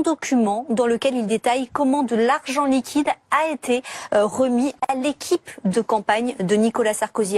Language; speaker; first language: French; native; French